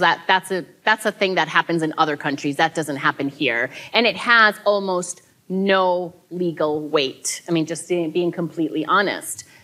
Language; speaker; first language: English; early bilingual, other home language; Spanish